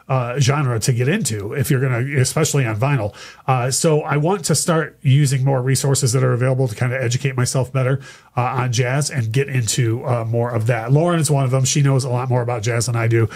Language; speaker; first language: English; native; English